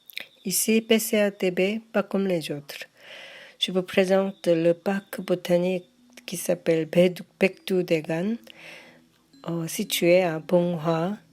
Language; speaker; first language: French; non-native, learner; Korean